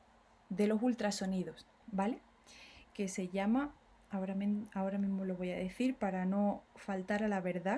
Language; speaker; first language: Spanish; native; Spanish